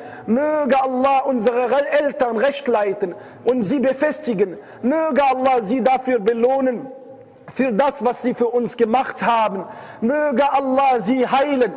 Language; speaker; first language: German; non-native, fluent; Arabic